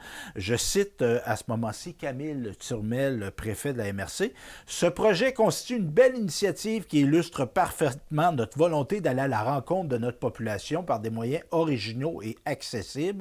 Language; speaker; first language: French; native; French